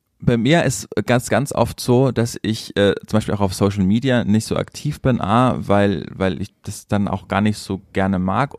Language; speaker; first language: German; native; German